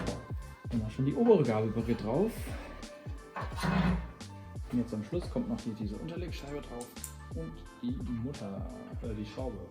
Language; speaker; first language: German; native; German